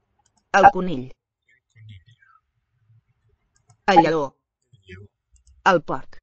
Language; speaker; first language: Catalan; non-native, learner; English